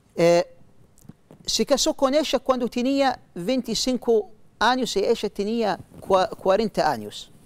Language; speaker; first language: Spanish; non-native, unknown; Arabic